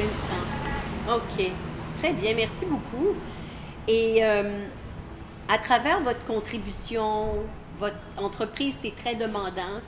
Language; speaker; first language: French; native; French